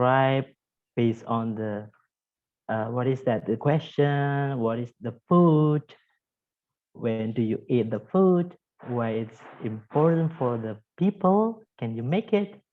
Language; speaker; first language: English; non-native, fluent; Indonesian